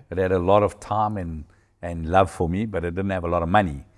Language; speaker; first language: English; native; English